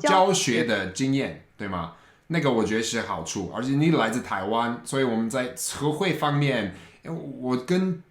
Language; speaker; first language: Chinese; non-native, fluent; English